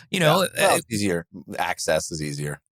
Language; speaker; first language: English; native; English